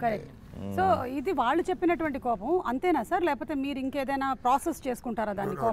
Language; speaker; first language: Telugu; native; Telugu